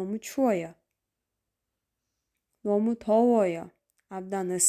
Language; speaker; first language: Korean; non-native, fluent; Kyrgyz